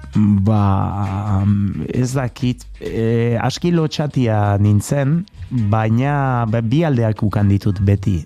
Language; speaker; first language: Basque; non-native, local second language; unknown